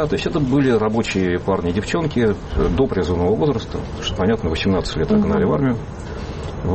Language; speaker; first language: Russian; native; Russian